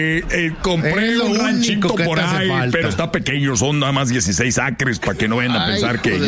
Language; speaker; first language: Spanish; native; Spanish